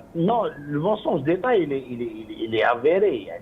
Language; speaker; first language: French; non-native, local second language; Arabic